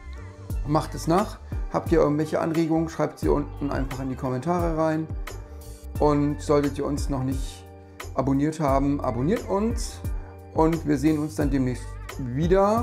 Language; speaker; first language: German; native; German